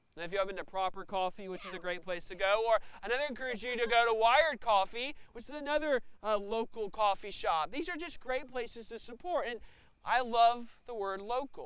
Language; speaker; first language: English; native; English